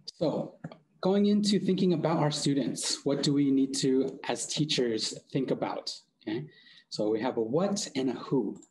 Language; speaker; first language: English; native; English